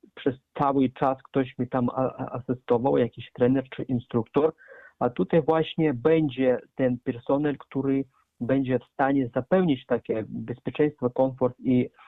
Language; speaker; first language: Polish; non-native, fluent; Russian